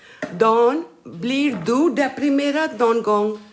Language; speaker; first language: Swedish; non-native, learner; Urdu